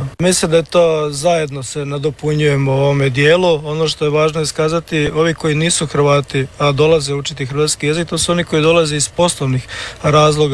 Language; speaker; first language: Serbian; native; Serbian